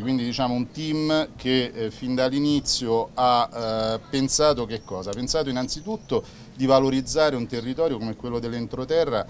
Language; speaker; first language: Italian; native; Italian